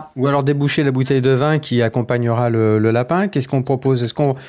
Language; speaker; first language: French; native; French